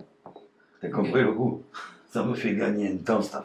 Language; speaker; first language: French; native; French